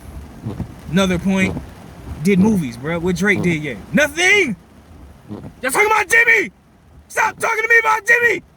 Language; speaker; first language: English; native; English